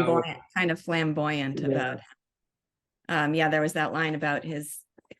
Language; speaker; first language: English; native; English